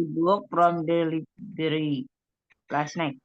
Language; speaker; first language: English; non-native, learner; Indonesian